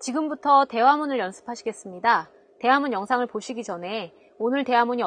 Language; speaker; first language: Korean; native; Korean